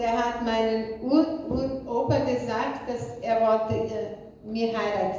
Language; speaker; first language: German; non-native, fluent; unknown